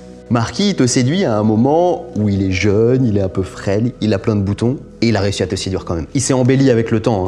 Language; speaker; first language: French; native; French